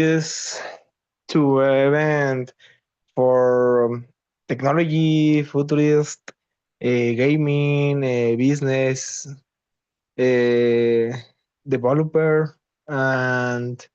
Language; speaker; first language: English; non-native, learner; Spanish